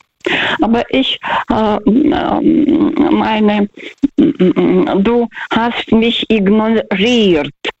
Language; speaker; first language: German; non-native, fluent; Russian